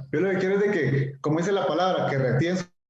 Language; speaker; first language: Spanish; native; Spanish